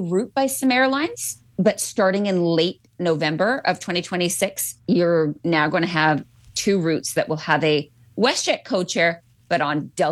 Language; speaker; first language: English; native; English